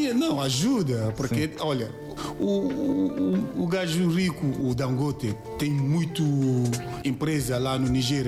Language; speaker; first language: Portuguese; non-native, learner; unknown